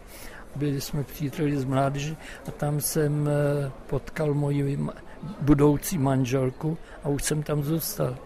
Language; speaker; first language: Czech; non-native, local second language; German